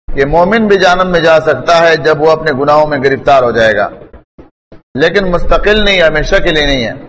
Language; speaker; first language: Urdu; non-native, local second language; Pashto